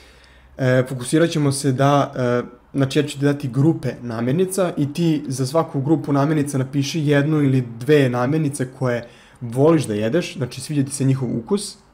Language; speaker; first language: Serbian; native; Serbian